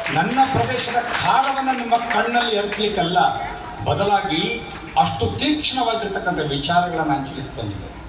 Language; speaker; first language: Kannada; native; Kannada